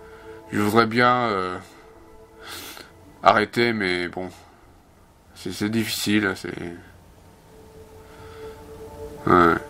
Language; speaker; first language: French; non-native, fluent; Japanese